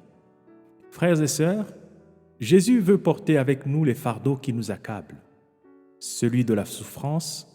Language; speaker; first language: French; non-native, local second language; Kinyarwanda